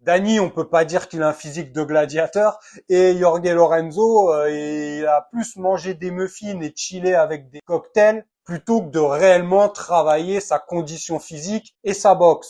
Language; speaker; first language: French; native; French